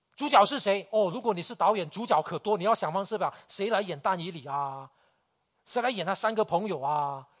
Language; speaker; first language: Chinese; native; Chinese